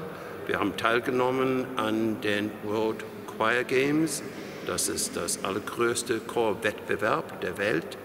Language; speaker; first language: German; non-native, fluent; English